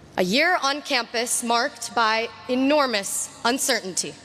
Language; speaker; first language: English; native; English